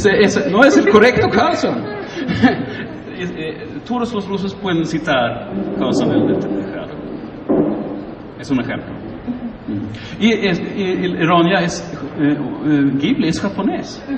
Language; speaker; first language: Spanish; non-native, learner; Swedish